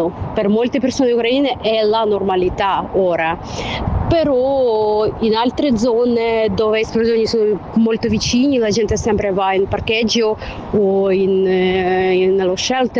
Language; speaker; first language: Italian; non-native, fluent; Ukrainian